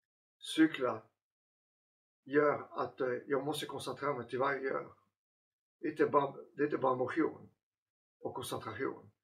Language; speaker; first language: Swedish; non-native, fluent; French